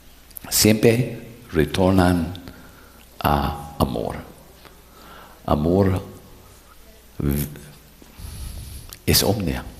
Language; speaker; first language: Spanish; non-native, learner; English